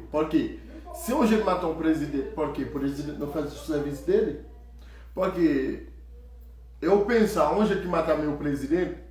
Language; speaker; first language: Portuguese; non-native, learner; Haitian Creole